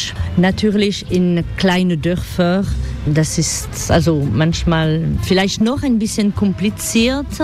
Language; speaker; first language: German; non-native, fluent; French